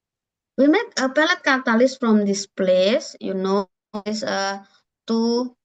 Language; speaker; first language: English; non-native, learner; Indonesian